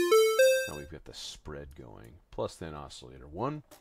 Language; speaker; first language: English; native; English